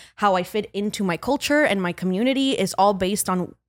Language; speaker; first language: English; early bilingual, other home language; Spanish